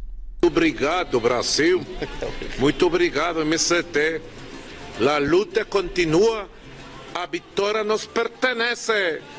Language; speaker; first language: Portuguese; non-native, learner; Spanish